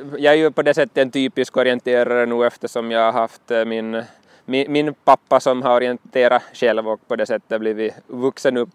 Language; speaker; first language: Swedish; native; Swedish